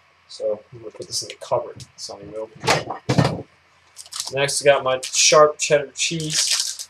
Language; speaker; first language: English; native; English